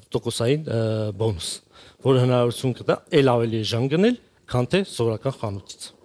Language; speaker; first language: Armenian; native; Armenian